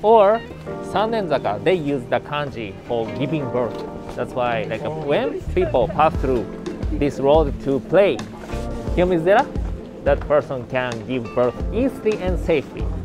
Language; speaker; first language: English; non-native, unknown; Japanese